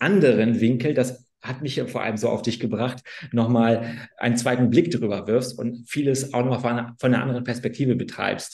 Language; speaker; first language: German; native; German